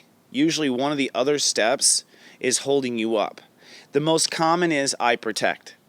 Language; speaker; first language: English; native; English